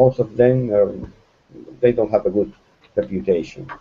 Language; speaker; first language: English; non-native, fluent; Spanish